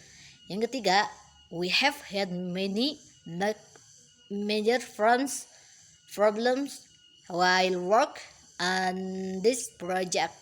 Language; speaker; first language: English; non-native, learner; Indonesian